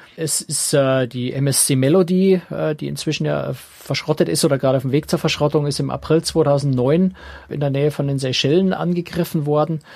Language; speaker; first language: German; native; German